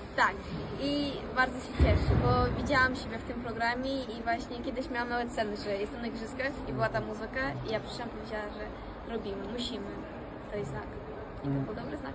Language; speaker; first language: Polish; non-native, fluent; Russian